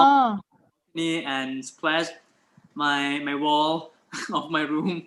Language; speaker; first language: English; non-native, learner; Thai